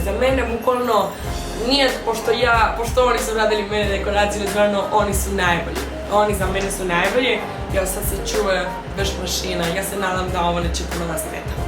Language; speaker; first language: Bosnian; non-native, fluent; Spanish